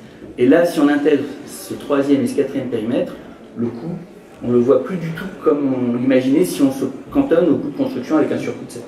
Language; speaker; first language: French; native; French